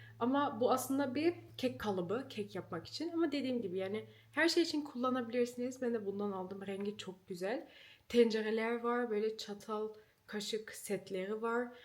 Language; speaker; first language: Turkish; early bilingual, heritage; Turkish